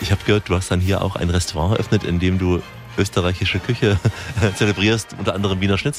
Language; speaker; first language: German; native; German